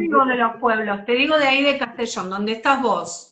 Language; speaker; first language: Spanish; native; Spanish